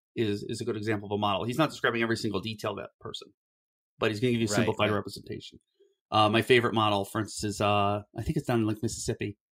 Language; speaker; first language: English; native; English